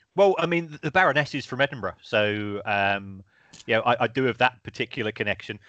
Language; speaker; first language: English; native; English